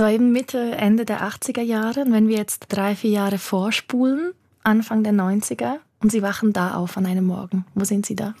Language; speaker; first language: German; native; German